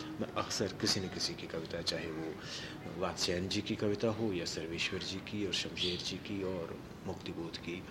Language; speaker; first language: Hindi; non-native, local second language; Marwari